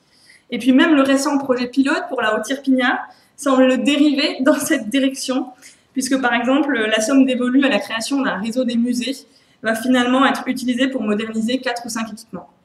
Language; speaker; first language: French; native; French